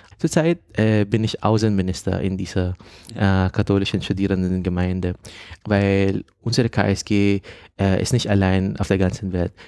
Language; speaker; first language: German; non-native, fluent; Filipino